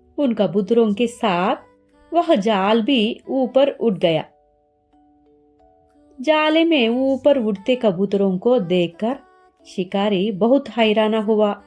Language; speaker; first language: Hindi; non-native, learner; Telugu